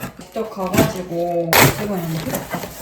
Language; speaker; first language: Korean; native; Korean